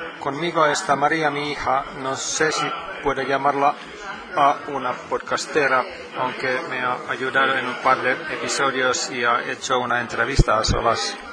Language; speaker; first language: Spanish; non-native, fluent; Finnish